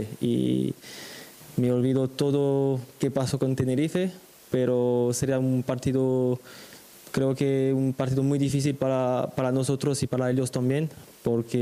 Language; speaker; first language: Spanish; non-native, fluent; French